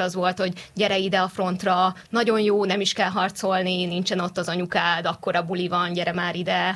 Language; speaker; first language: Hungarian; native; Hungarian